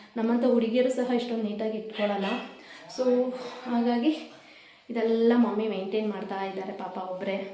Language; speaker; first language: Kannada; non-native, local second language; Kodava